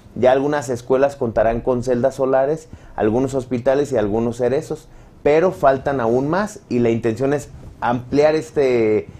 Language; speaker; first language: Spanish; native; Spanish